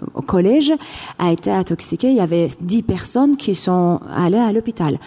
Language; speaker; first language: French; non-native, fluent; Persian